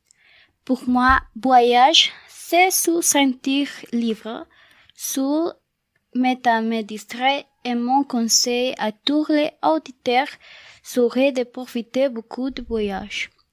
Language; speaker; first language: French; non-native, learner; Spanish